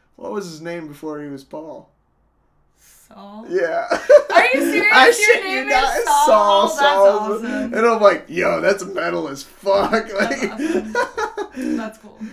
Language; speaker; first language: English; early bilingual, other home language; Italian